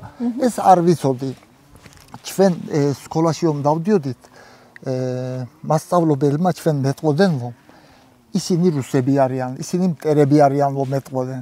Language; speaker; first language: Georgian; early bilingual, heritage; Georgian